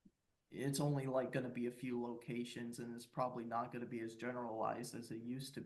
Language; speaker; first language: English; native; English